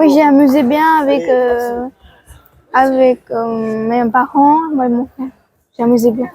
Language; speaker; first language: French; early bilingual, other home language; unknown